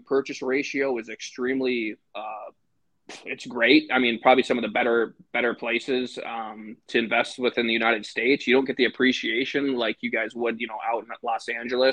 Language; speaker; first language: English; native; English